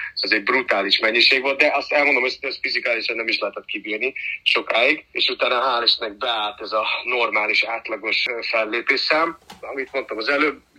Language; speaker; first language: Hungarian; early bilingual, heritage; Hungarian